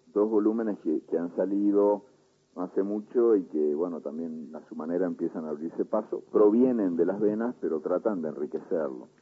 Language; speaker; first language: Spanish; native; Spanish